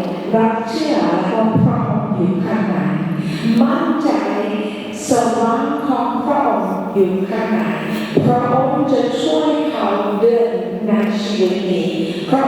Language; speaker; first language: Thai; non-native, local second language; Akha